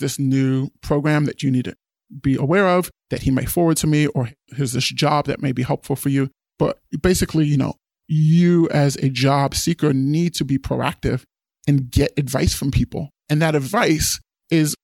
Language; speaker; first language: English; native; English